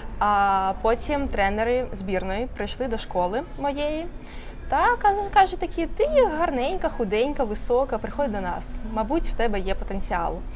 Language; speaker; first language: Ukrainian; non-native, local second language; Russian